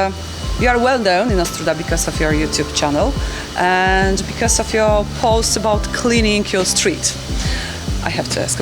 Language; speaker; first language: English; non-native, learner; Polish